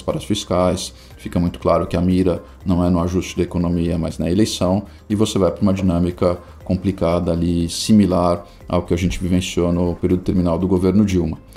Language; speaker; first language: Portuguese; native; Portuguese